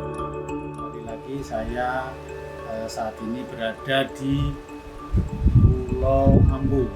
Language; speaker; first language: Indonesian; native; Indonesian